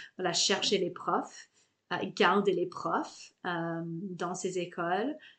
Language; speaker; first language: French; non-native, fluent; English